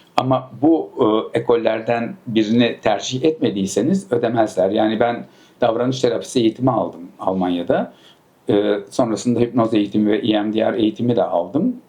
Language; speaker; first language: Turkish; early bilingual, heritage; Turkish